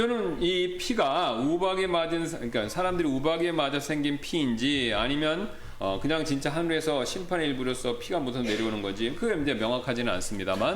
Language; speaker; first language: Korean; native; Korean